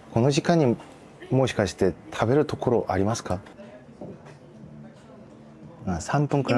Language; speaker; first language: Japanese; non-native, learner; Korean